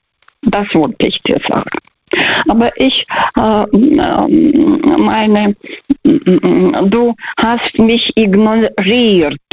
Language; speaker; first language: German; early bilingual, heritage; German